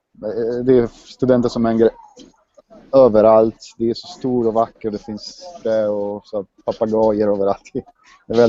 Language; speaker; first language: Swedish; non-native, fluent; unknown